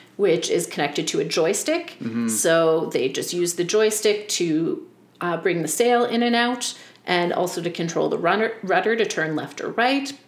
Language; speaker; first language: English; native; English